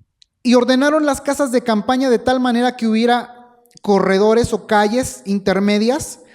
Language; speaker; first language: Spanish; native; Spanish